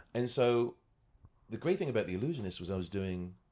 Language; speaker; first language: English; native; English